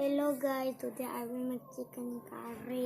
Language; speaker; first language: English; non-native, learner; Indonesian